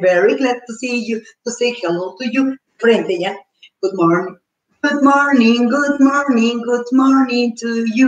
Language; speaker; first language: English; non-native, fluent; Spanish